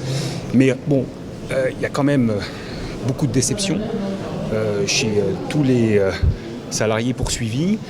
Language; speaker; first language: French; native; French